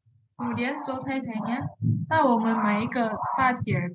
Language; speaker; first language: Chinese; non-native, fluent; Indonesian